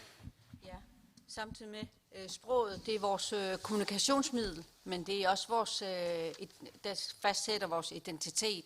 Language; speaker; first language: Danish; non-native, local second language; Kalaallisut